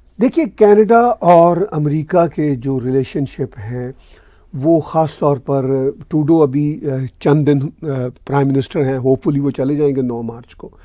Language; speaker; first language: Urdu; native; Urdu